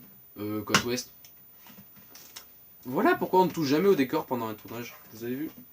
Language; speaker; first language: French; native; French